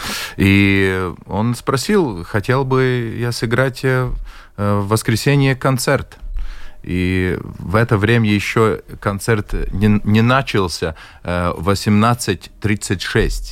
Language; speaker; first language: Russian; non-native, local second language; Latvian